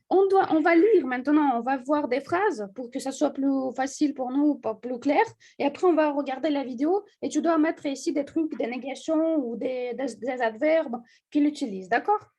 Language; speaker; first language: French; non-native, fluent; Russian